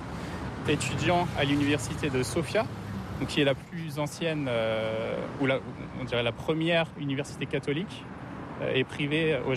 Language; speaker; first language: French; native; French